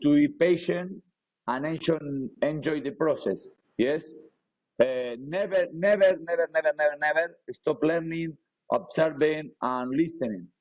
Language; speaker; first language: English; non-native, learner; Spanish